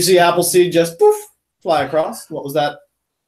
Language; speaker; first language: English; native; English